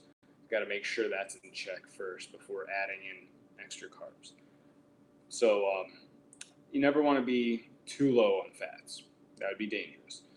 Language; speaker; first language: English; native; English